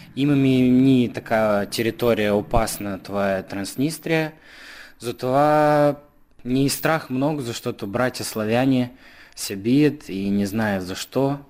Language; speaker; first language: Bulgarian; early bilingual, heritage; Bulgarian